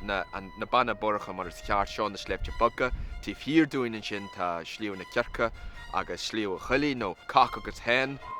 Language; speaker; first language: Irish; non-native, local second language; English